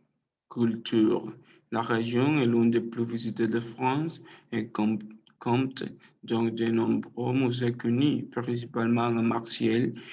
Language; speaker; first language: French; non-native, learner; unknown